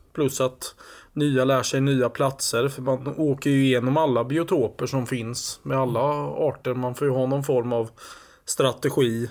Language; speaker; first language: Swedish; native; Swedish